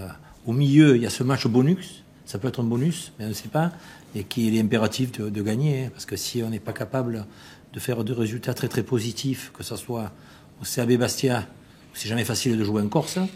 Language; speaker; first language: French; native; French